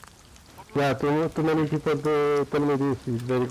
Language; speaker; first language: English; non-native, learner; Romanian